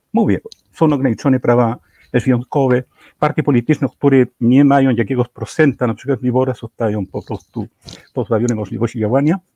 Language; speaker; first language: Polish; non-native, fluent; Spanish